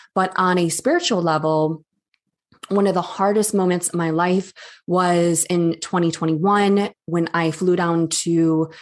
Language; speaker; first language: English; native; English